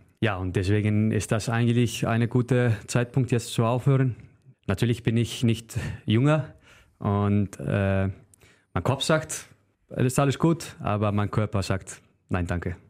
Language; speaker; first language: German; non-native, learner; Icelandic